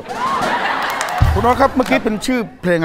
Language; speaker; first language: Thai; native; Thai